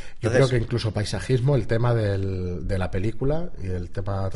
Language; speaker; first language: Spanish; native; Spanish